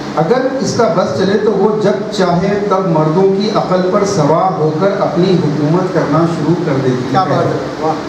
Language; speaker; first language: Urdu; native; Urdu